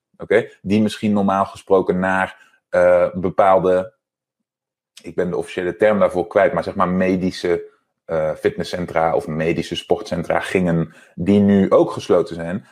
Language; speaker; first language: Dutch; native; Dutch